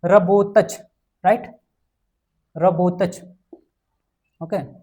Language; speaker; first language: Russian; non-native, learner; Hindi